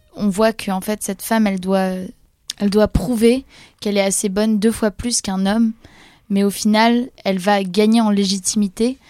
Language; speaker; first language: French; non-native, fluent; Polish